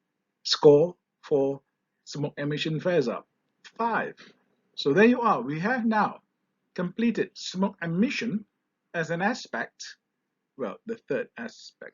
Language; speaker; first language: English; non-native, local second language; Malay